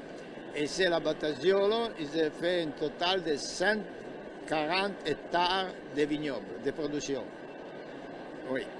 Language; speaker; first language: French; non-native, learner; Italian